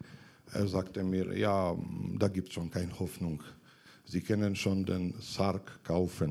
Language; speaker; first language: German; non-native, fluent; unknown